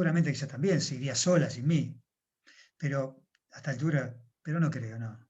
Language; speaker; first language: Spanish; native; Spanish